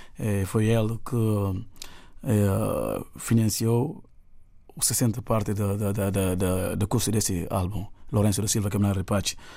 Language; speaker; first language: Portuguese; non-native, local second language; Upper Guinea Crioulo